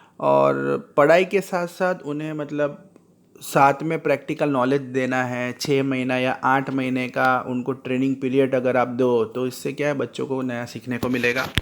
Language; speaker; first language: Hindi; native; Hindi